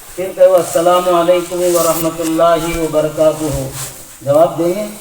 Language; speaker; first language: Urdu; native; Urdu